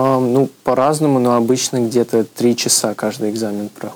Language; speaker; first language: Russian; early bilingual, heritage; Russian